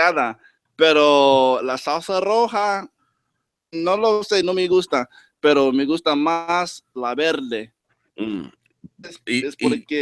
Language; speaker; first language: Spanish; non-native, learner; English